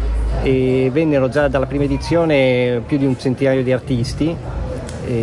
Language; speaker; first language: Italian; native; Italian